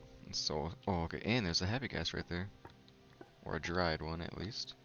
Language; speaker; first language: English; native; English